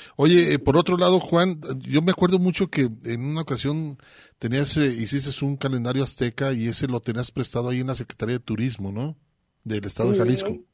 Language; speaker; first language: Spanish; native; Spanish